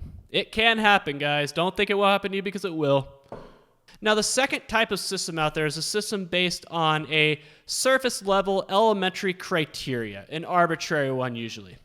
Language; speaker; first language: English; native; English